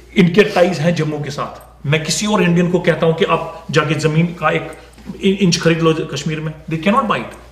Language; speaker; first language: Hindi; non-native, local second language; Kashmiri